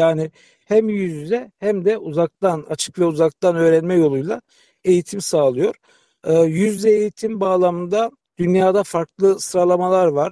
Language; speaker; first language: Turkish; native; Turkish